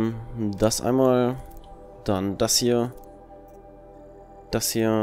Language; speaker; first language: German; native; German